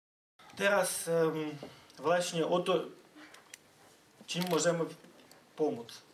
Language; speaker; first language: Polish; non-native, fluent; Ukrainian